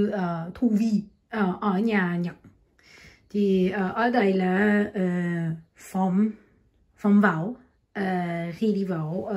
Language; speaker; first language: Vietnamese; non-native, learner; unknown